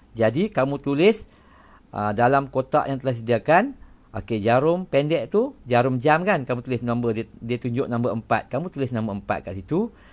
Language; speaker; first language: Malay; native; Malay